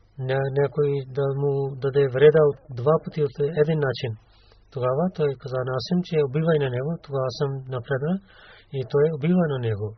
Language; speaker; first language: Bulgarian; non-native, learner; Urdu